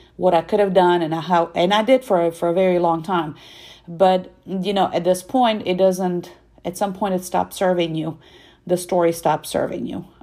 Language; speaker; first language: English; non-native, fluent; Russian